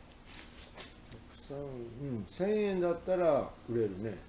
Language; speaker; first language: Japanese; native; Japanese